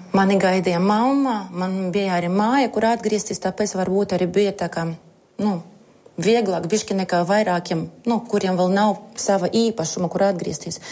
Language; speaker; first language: Latvian; native; Latvian